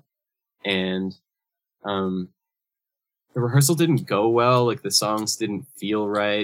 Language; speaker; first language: English; native; English